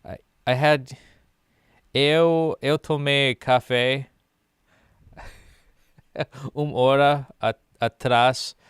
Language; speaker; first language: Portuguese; non-native, learner; English